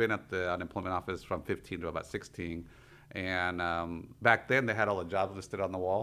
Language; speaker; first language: English; early bilingual, other home language; Spanish